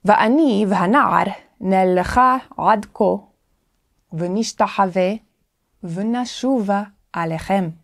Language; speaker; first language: Hebrew; non-native, fluent; English